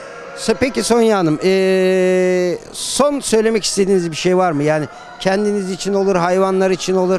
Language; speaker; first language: Turkish; native; Turkish